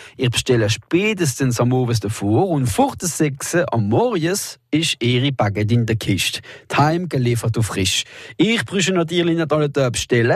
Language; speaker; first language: German; non-native, local second language; Swiss German